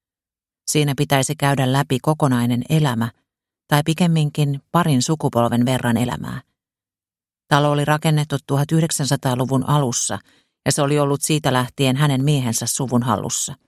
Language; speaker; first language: Finnish; native; Finnish